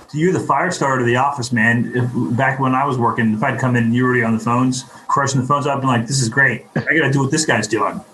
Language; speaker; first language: English; native; English